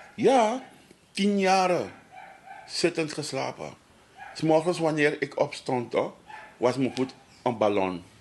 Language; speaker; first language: Dutch; native; Dutch